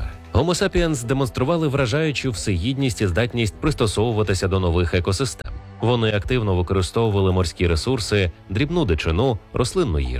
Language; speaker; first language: Ukrainian; native; Ukrainian